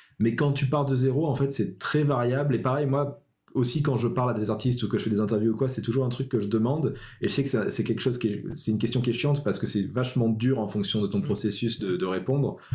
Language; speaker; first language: French; native; French